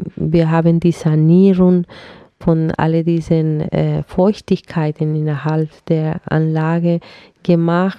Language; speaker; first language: German; non-native, fluent; Spanish